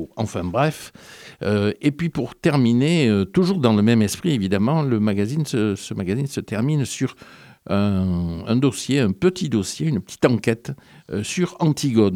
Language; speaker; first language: French; native; French